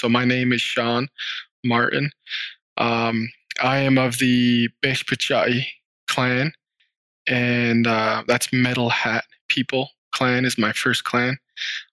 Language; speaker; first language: English; early bilingual, other home language; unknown